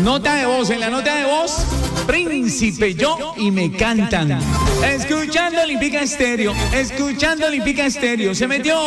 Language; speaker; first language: Spanish; native; Spanish